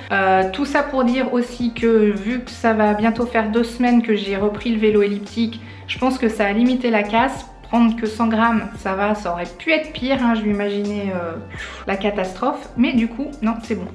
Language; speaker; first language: French; native; French